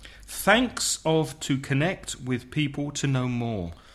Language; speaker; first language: English; native; English